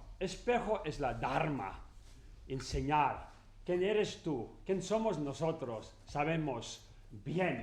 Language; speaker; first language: Spanish; non-native, learner; Tibetan